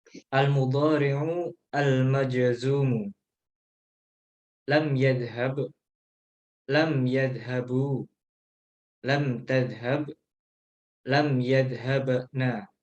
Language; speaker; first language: Arabic; non-native, learner; Indonesian